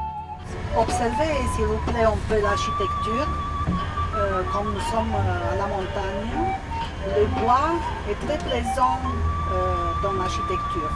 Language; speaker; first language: French; non-native, fluent; Romanian